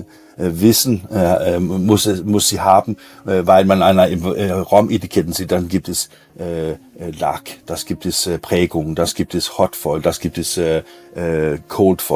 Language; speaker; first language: German; non-native, learner; Danish